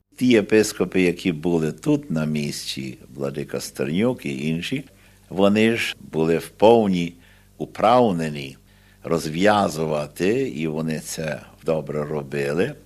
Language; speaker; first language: Ukrainian; early bilingual, heritage; Ukrainian